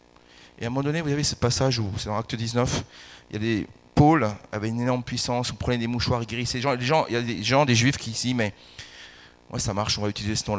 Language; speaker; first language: French; native; French